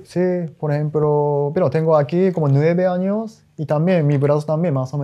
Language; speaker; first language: Spanish; non-native, learner; Japanese